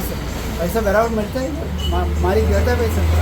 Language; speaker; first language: Hindi; non-native, local second language; Malayalam